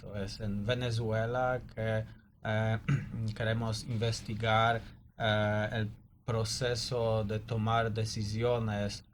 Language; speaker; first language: Spanish; non-native, learner; Polish